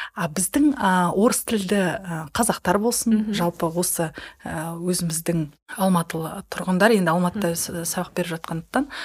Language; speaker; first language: Kazakh; native; Kazakh